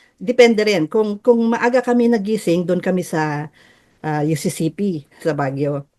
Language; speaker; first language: Filipino; native; Filipino